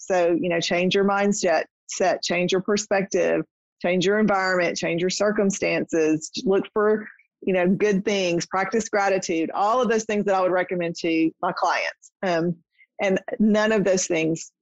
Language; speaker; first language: English; native; English